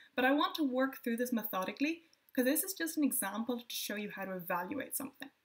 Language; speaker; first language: English; native; English